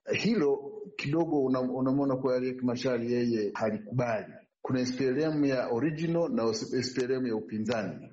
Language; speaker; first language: Swahili; non-native, local second language; Kinyarwanda